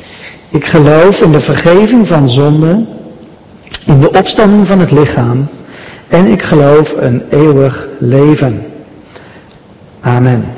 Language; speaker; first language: Dutch; native; Dutch